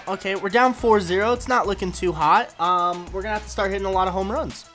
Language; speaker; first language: English; native; English